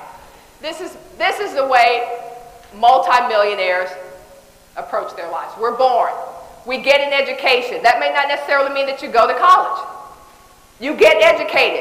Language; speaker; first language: English; native; English